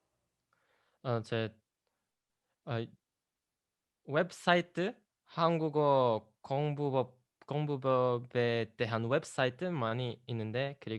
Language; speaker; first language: Korean; non-native, learner; Indonesian